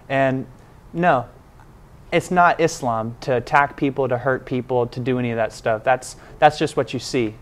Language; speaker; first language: English; native; English